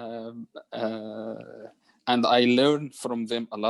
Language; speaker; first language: English; non-native, learner; Arabic